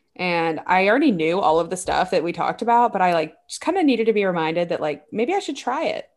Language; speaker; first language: English; native; English